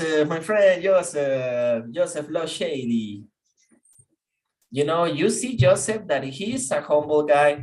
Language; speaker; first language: English; non-native, fluent; Spanish